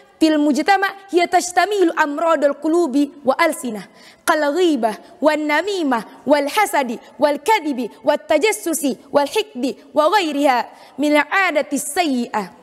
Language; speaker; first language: Arabic; non-native, fluent; Indonesian